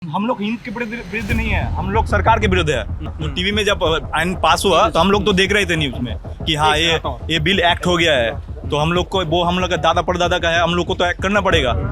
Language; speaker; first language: Hindi; non-native, local second language; Bangla